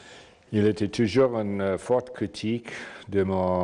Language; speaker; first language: French; non-native, fluent; English